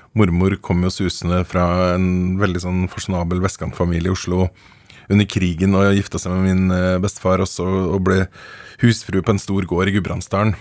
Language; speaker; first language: Norwegian; native; Norwegian